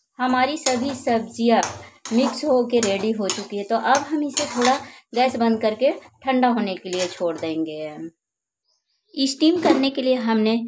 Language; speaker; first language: Hindi; native; Hindi